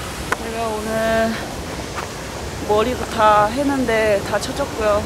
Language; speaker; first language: Korean; non-native, fluent; Chinese